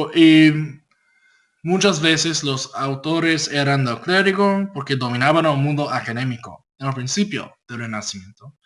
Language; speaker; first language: Spanish; non-native, learner; English